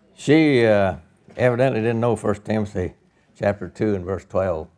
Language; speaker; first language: English; native; English